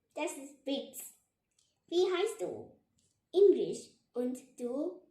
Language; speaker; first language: German; non-native, learner; Vietnamese